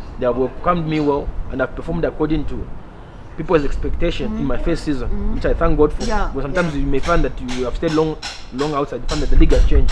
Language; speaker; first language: English; non-native, local second language; Bemba